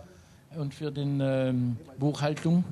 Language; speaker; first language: German; non-native, learner; French